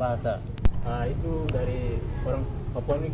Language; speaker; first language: Indonesian; non-native, learner; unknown